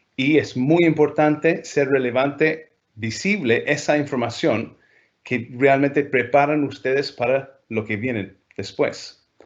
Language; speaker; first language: Spanish; non-native, fluent; English